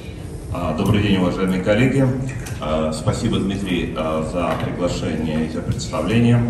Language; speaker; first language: Russian; native; Russian